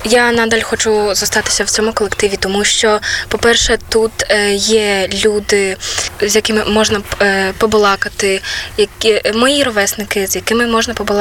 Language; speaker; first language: Polish; non-native, local second language; Belarusian